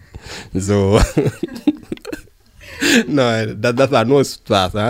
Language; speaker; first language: German; non-native, learner; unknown